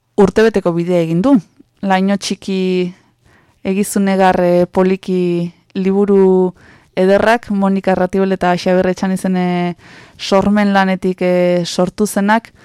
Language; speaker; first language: Basque; native; Basque